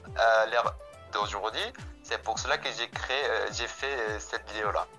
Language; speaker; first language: French; non-native, fluent; Korean